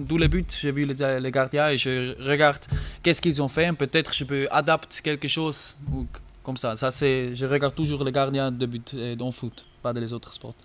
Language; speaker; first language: French; non-native, learner; German